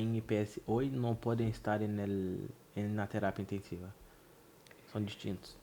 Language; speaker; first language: Spanish; non-native, fluent; Portuguese